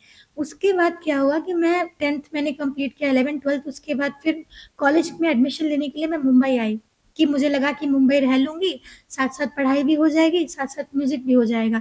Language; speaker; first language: Hindi; native; Hindi